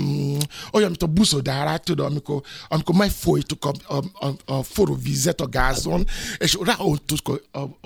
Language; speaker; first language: Hungarian; non-native, fluent; Yoruba